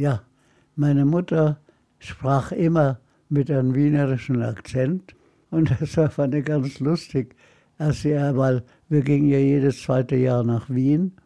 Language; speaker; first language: German; non-native, fluent; Arabic